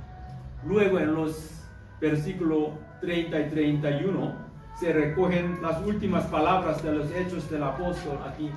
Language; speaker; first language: Spanish; non-native, learner; Korean